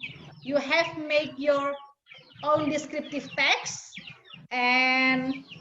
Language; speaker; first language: English; non-native, fluent; Indonesian